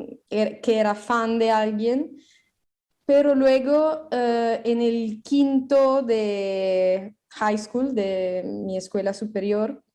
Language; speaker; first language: Spanish; non-native, fluent; Italian